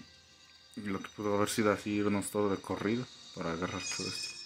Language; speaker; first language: Spanish; native; Spanish